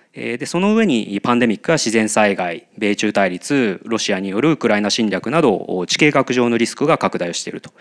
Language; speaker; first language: Japanese; native; Japanese